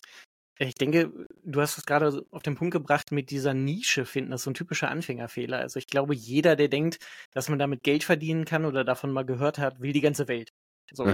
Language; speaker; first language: German; native; German